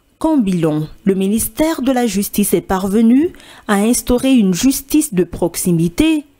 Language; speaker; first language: French; non-native, local second language; Malagasy